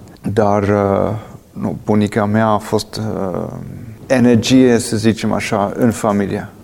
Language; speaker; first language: Romanian; non-native, fluent; English